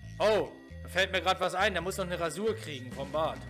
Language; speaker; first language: German; native; German